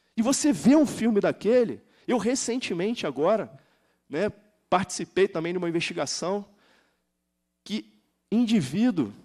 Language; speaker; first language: Portuguese; native; Portuguese